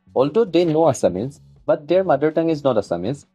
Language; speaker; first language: English; non-native, local second language; Assamese